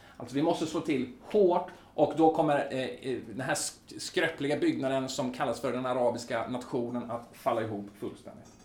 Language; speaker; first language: Swedish; native; Swedish